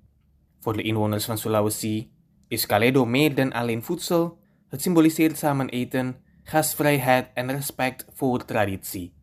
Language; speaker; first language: Dutch; non-native, fluent; Indonesian